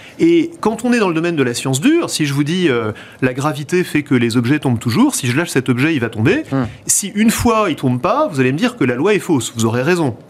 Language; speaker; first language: French; native; French